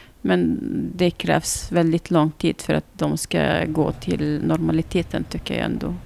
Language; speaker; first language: Swedish; non-native, fluent; Arabic